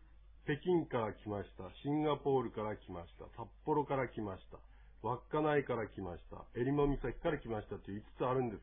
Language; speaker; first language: Japanese; native; Japanese